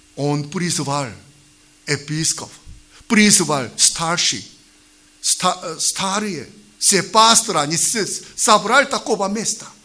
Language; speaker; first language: Russian; non-native, learner; Korean